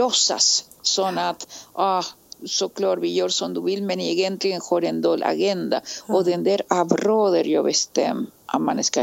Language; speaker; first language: Swedish; non-native, fluent; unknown